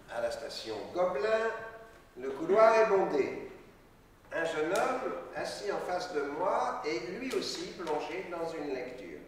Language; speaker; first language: French; native; French